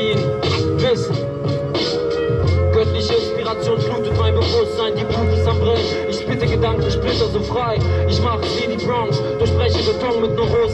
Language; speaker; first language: German; native; German